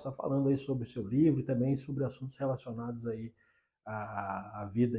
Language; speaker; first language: Portuguese; native; Portuguese